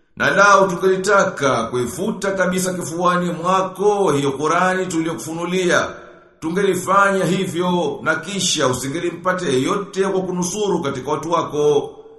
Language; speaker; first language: Swahili; native; Swahili